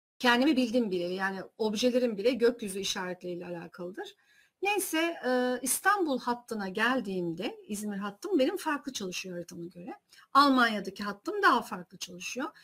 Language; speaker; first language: Turkish; early bilingual, heritage; Turkish